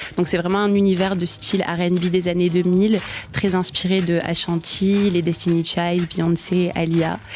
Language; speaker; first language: French; native; French